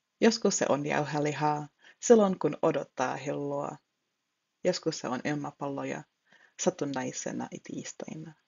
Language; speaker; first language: Finnish; non-native, fluent; Czech